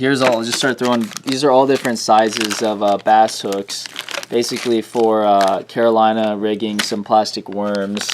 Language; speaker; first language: English; native; English